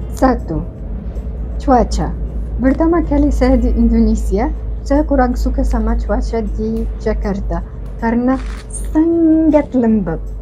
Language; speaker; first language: Indonesian; non-native, fluent; Arabic